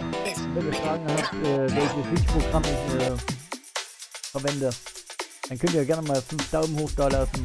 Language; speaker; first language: German; native; German